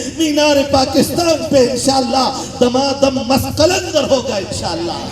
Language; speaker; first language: Urdu; non-native, local second language; Pashto